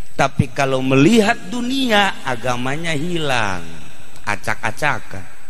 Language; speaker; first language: Indonesian; non-native, local second language; Sundanese